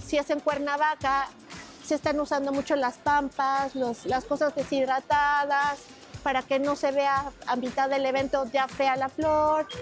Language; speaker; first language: Spanish; native; Spanish